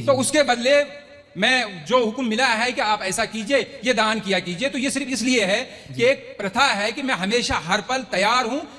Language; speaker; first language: Hindi; non-native, local second language; Kashmiri